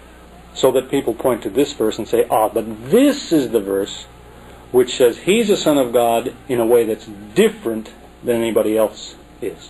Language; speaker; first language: English; native; English